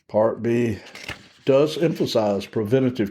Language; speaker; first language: English; native; English